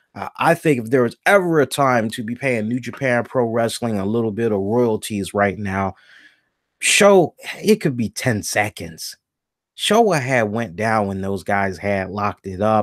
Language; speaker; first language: English; native; English